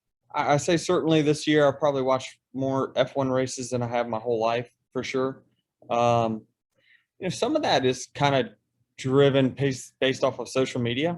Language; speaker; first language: English; native; English